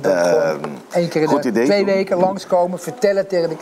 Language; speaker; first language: Dutch; native; Dutch